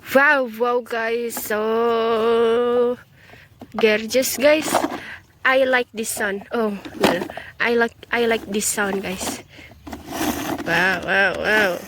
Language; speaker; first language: English; non-native, learner; Indonesian